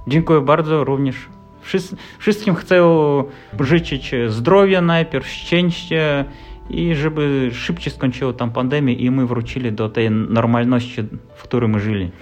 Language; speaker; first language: Polish; non-native, learner; Russian